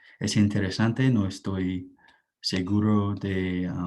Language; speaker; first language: Spanish; non-native, fluent; English